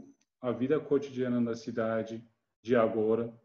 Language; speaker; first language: Portuguese; non-native, learner; Turkish